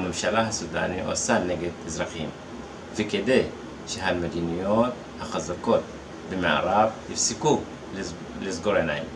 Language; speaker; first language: Hebrew; non-native, fluent; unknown